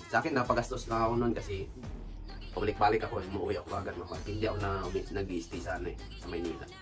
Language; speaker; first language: Filipino; non-native, local second language; Hiligaynon